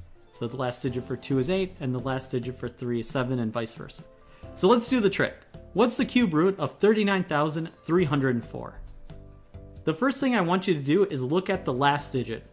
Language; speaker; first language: English; native; English